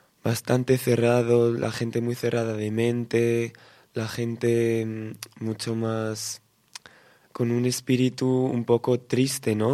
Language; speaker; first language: Spanish; early bilingual, heritage; Spanish